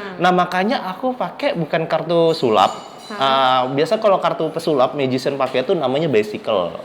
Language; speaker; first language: Indonesian; native; Indonesian